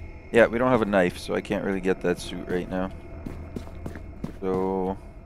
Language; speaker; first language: English; early bilingual, other home language; Russian